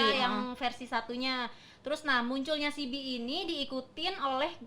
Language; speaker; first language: Indonesian; native; Indonesian